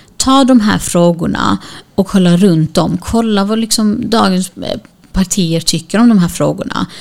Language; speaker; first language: Swedish; early bilingual, other home language; Kurdish